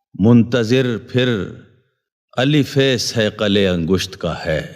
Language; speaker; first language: Urdu; native; Urdu